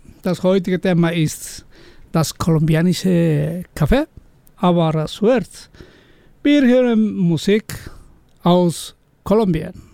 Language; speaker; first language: German; non-native, learner; Spanish